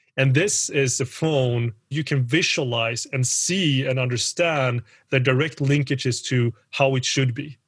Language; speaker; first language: English; early bilingual, other home language; Spanish